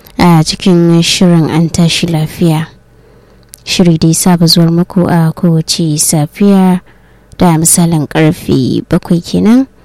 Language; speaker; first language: Hausa; native; Hausa